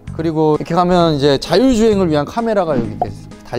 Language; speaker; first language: Korean; native; Korean